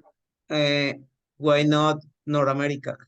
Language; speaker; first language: English; non-native, learner; Spanish